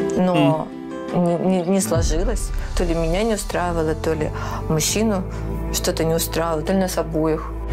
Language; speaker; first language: Russian; native; Russian